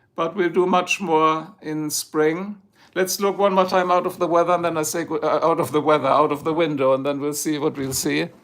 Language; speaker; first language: English; non-native, fluent; German